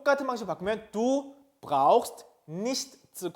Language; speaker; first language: German; non-native, fluent; Korean